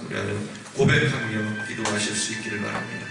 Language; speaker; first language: Korean; native; Korean